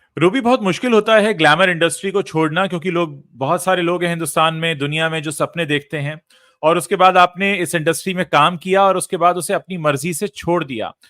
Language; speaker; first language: Hindi; native; Hindi